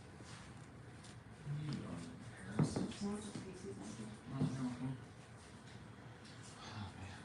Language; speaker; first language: English; native; English